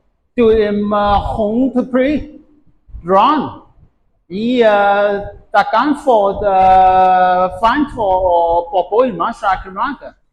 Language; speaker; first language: Welsh; non-native, learner; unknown